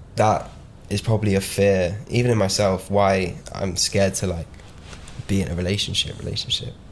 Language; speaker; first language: English; native; English